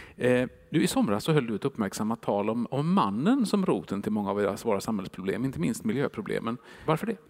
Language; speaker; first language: Swedish; native; Swedish